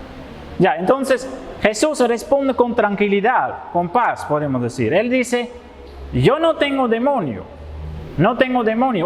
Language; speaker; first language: Spanish; non-native, fluent; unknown